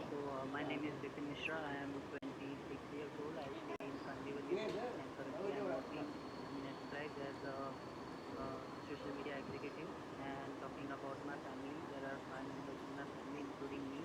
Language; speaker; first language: English; non-native, learner; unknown